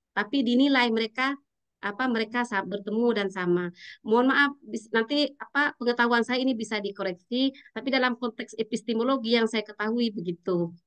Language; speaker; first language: Indonesian; native; Indonesian